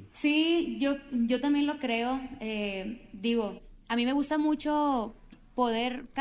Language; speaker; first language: Spanish; native; Spanish